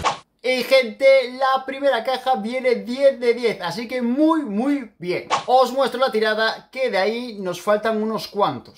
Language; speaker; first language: Spanish; native; Spanish